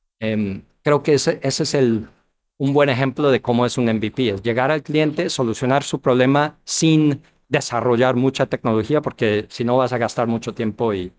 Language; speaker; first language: Spanish; non-native, fluent; English